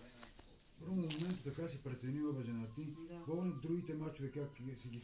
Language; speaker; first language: Bulgarian; native; Bulgarian